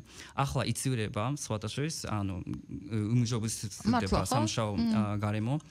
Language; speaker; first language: Georgian; non-native, fluent; Japanese